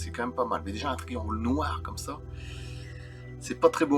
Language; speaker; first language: French; native; French